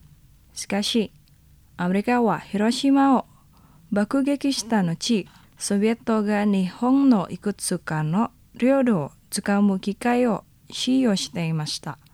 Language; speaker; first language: Japanese; non-native, fluent; Indonesian